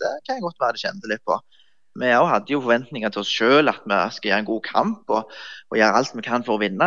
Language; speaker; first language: Norwegian; native; Norwegian